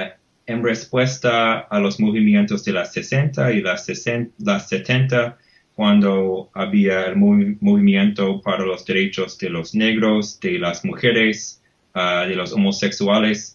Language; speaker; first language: Spanish; non-native, fluent; English